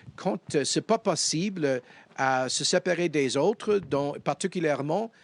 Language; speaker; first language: French; non-native, fluent; English